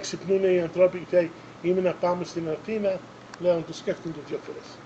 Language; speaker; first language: Greek; early bilingual, other home language; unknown